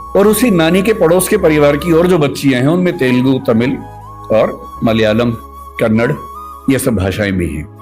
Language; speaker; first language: Hindi; native; Hindi